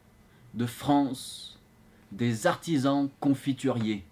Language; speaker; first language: French; native; French